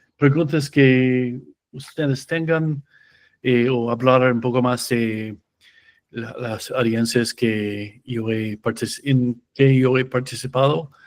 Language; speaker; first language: Spanish; non-native, fluent; English